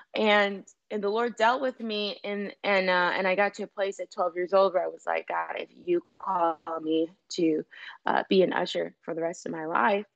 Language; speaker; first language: English; native; English